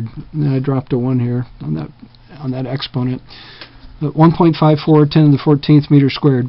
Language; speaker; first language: English; native; English